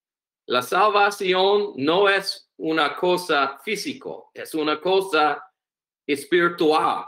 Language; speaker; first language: Spanish; non-native, learner; English